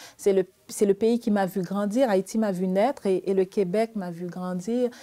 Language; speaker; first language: French; early bilingual, other home language; Haitian Creole